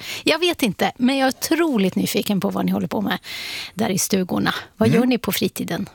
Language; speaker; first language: Swedish; native; Swedish